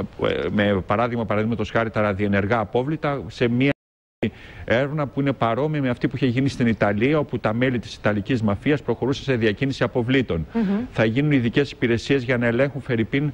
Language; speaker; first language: Greek; native; Greek